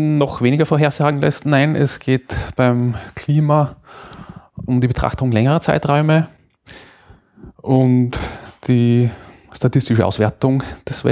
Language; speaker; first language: German; native; German